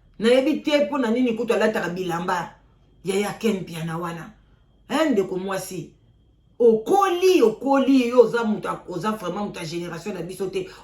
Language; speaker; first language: Lingala; native; Lingala